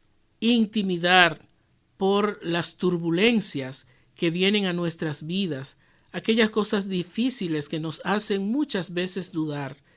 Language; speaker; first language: Spanish; native; Spanish